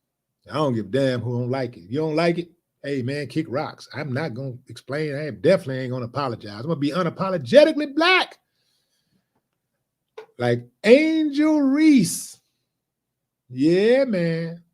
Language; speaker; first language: English; native; English